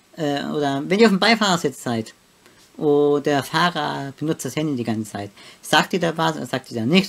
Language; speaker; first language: German; native; German